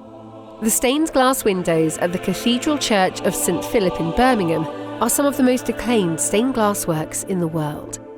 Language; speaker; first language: English; native; English